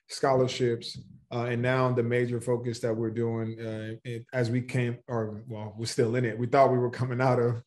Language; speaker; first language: English; native; English